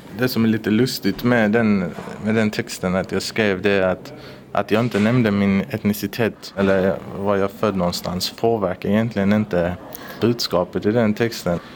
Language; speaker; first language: Swedish; early bilingual, other home language; Persian